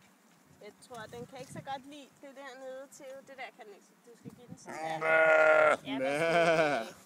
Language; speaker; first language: Danish; native; Danish